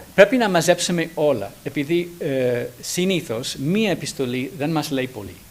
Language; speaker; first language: Greek; non-native, fluent; English